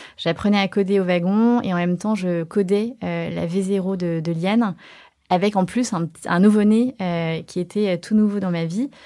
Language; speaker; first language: French; early bilingual, other home language; Chinese